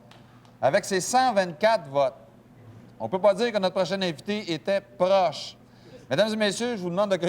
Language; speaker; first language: French; native; French